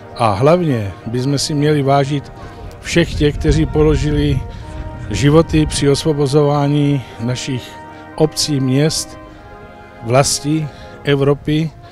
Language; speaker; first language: Czech; native; Czech